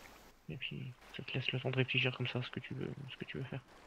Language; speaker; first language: French; native; French